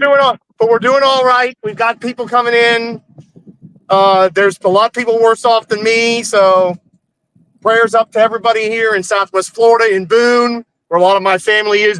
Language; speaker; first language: English; native; English